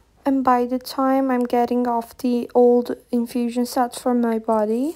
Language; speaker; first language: English; non-native, fluent; Turkish